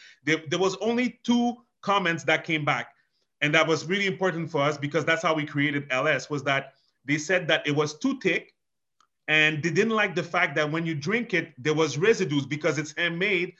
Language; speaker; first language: English; non-native, fluent; French